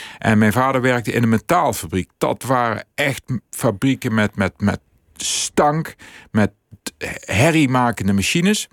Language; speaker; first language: Dutch; native; Dutch